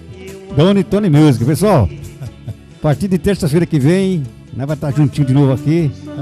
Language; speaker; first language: Portuguese; native; Portuguese